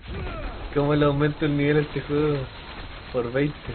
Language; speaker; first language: Spanish; native; Spanish